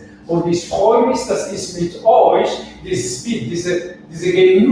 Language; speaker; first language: German; non-native, fluent; Arabic